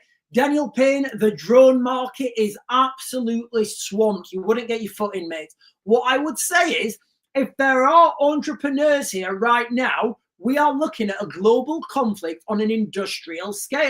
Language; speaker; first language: English; native; English